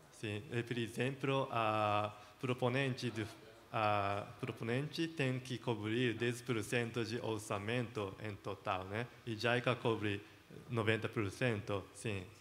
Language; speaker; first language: Portuguese; non-native, learner; Japanese